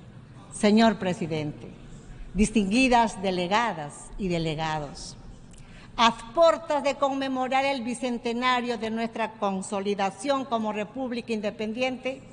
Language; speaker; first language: Spanish; native; Spanish